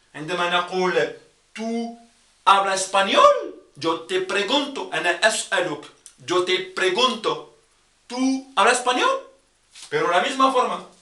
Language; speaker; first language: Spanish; non-native, fluent; Arabic